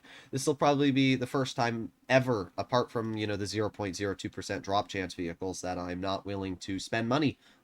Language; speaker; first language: English; native; English